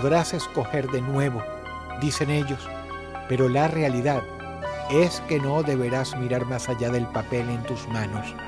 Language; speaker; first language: Spanish; native; Spanish